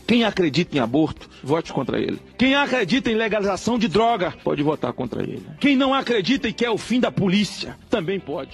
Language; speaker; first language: Portuguese; native; Portuguese